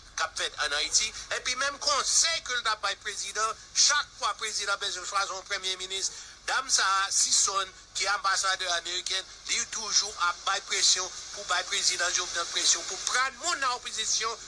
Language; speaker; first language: Haitian Creole; non-native, fluent; English